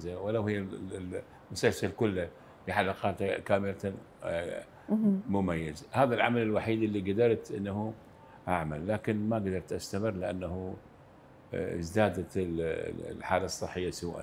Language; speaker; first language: Arabic; native; Arabic